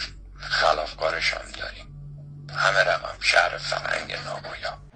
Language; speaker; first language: Persian; native; Persian